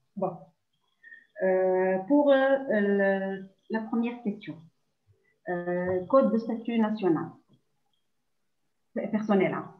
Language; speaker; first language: French; non-native, local second language; Arabic